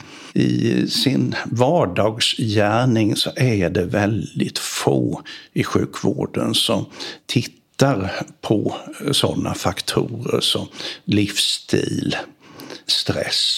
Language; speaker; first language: Swedish; native; Swedish